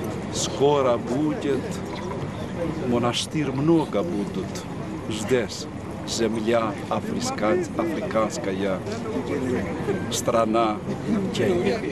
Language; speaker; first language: Russian; non-native, learner; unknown